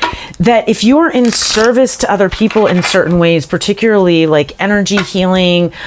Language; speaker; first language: English; native; English